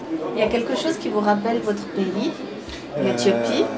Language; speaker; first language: French; native; French